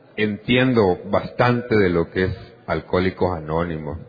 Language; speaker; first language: Spanish; native; Spanish